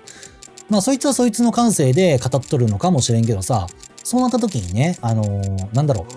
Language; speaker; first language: Japanese; native; Japanese